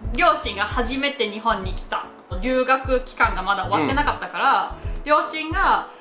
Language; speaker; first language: Japanese; non-native, fluent; German